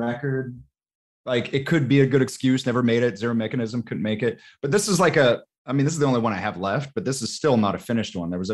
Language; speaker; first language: English; native; English